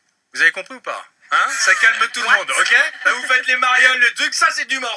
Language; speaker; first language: French; native; French